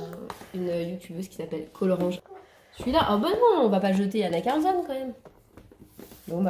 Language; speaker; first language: French; native; French